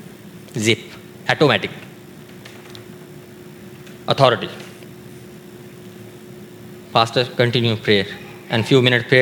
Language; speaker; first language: English; non-native, learner; Urdu